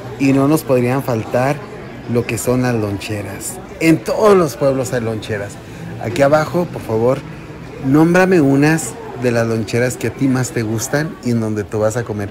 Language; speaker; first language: Spanish; native; Spanish